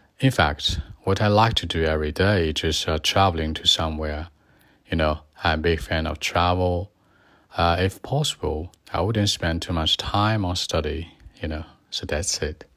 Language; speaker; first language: English; non-native, learner; Chinese